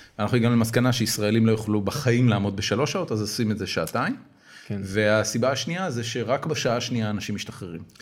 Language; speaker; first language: Hebrew; native; Hebrew